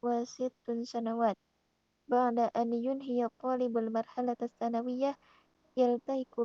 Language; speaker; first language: Arabic; non-native, learner; Indonesian